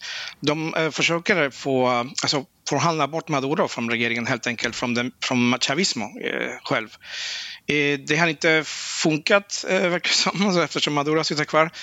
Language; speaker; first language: Swedish; non-native, fluent; Spanish